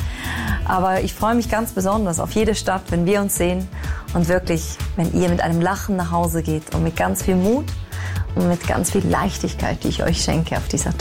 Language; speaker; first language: German; native; German